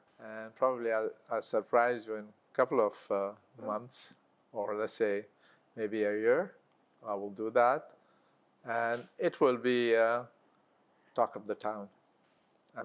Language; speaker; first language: English; non-native, local second language; Arabic